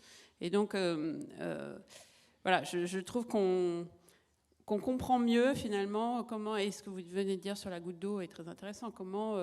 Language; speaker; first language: French; native; French